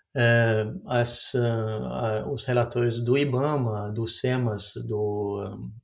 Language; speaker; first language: Portuguese; non-native, fluent; Norwegian